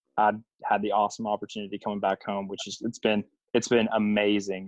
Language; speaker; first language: English; native; English